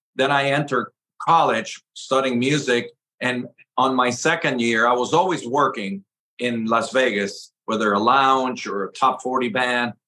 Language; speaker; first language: English; early bilingual, other home language; Spanish